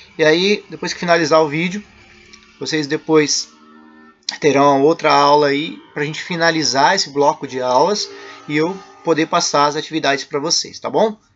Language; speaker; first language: Portuguese; native; Portuguese